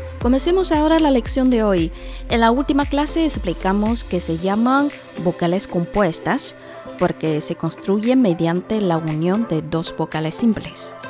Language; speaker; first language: Spanish; non-native, fluent; Chinese